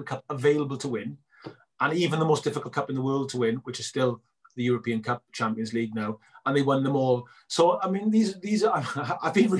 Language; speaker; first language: English; native; English